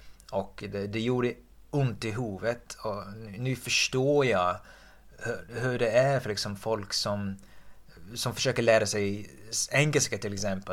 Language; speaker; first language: Swedish; non-native, fluent; English